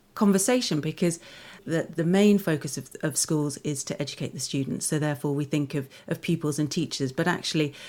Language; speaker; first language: English; native; English